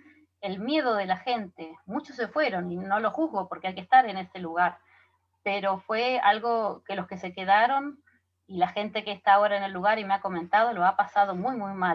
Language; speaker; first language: Spanish; native; Spanish